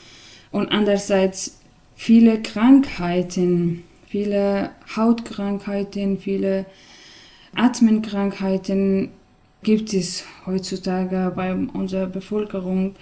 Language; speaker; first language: German; non-native, learner; Persian